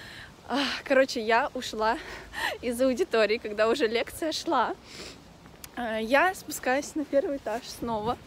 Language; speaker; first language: Russian; native; Russian